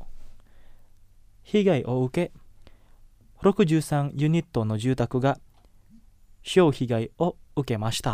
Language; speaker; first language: Japanese; non-native, fluent; Indonesian